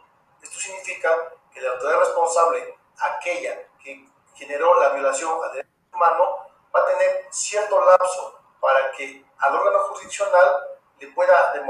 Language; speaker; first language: Spanish; native; Spanish